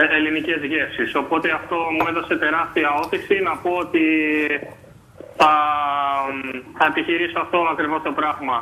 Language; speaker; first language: Greek; native; Greek